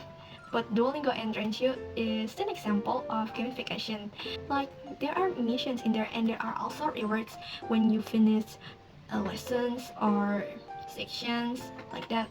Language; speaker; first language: English; non-native, learner; Indonesian